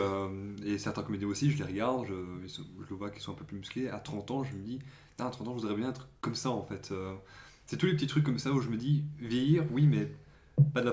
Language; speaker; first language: French; native; French